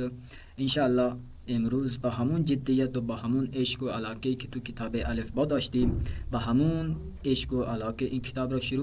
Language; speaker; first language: Persian; non-native, fluent; Urdu